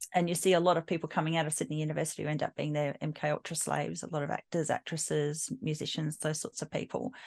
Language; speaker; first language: English; native; English